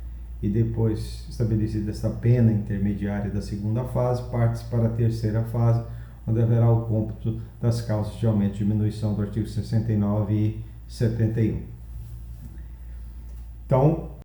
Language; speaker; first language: Portuguese; native; Portuguese